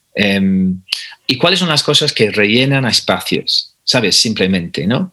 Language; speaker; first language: Spanish; non-native, fluent; English